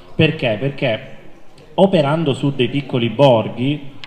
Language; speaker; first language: Italian; native; Italian